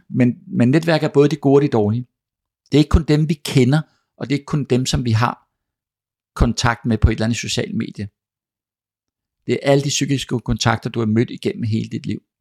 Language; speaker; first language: Danish; native; Danish